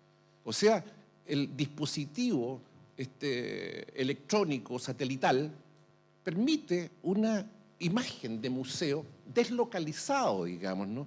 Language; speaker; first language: Spanish; native; Spanish